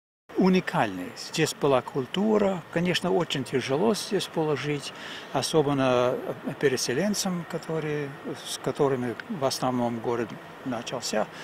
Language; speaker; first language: Russian; non-native, fluent; English